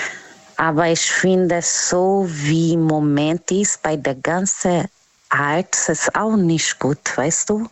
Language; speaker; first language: German; non-native, learner; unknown